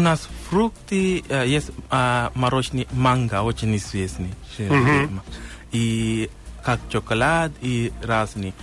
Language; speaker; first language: Russian; non-native, learner; Sinhala